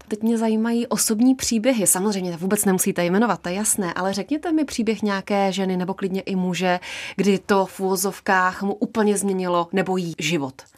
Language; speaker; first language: Czech; native; Czech